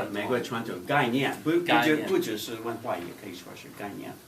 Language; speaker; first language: Chinese; non-native, fluent; English